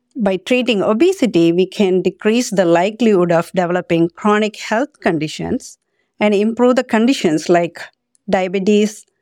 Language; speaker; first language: English; non-native, local second language; Tamil